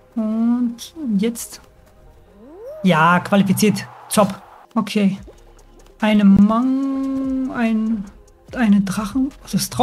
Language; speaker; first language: German; native; German